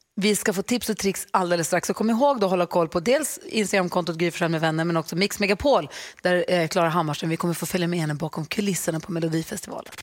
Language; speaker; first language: Swedish; native; Swedish